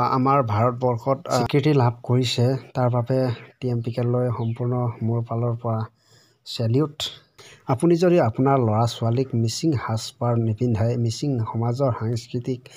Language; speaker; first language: Assamese; non-native, local second language; Mising